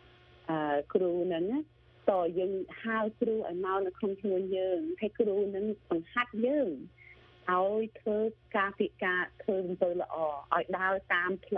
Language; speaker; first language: Khmer; early bilingual, heritage; Khmer